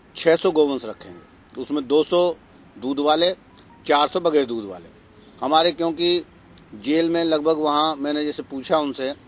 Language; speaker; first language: Hindi; native; Hindi